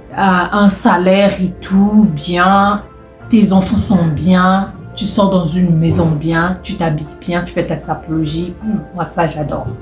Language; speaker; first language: French; non-native, local second language; Lingala